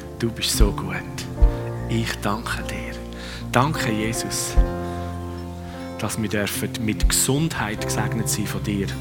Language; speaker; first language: German; non-native, fluent; Swiss German